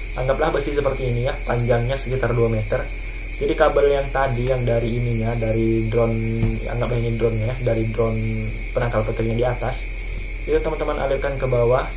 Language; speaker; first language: Indonesian; non-native, local second language; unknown